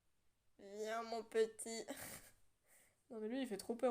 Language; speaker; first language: French; native; French